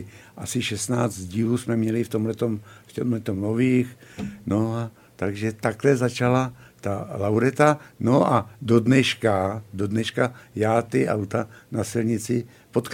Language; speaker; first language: Czech; native; Czech